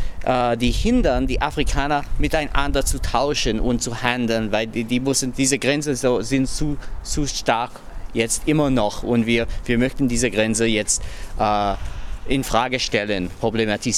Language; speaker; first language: German; non-native, fluent; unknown